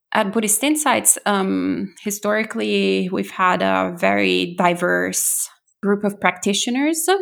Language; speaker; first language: English; non-native, fluent; Italian